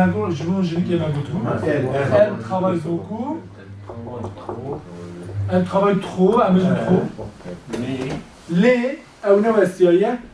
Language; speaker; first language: French; non-native, learner; Kurdish